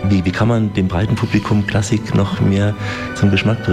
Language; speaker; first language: German; native; German